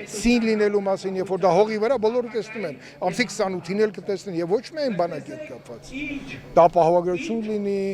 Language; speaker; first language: Armenian; native; Armenian